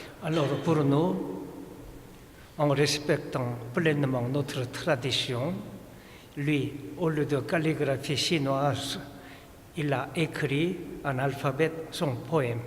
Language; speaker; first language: French; non-native, fluent; Korean